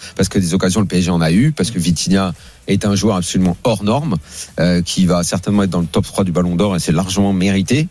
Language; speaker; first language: French; native; French